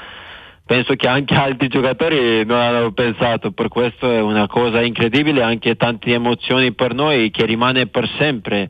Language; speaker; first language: Italian; non-native, fluent; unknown